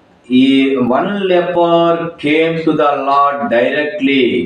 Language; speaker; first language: English; non-native, local second language; Telugu